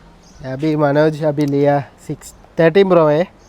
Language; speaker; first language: Hindi; non-native, learner; Malayalam